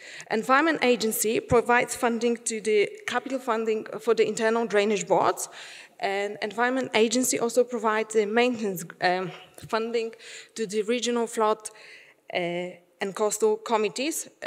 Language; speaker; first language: English; non-native, fluent; Polish